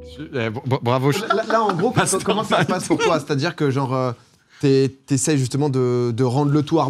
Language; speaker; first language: French; native; French